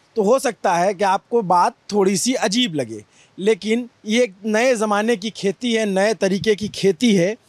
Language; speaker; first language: Hindi; native; Hindi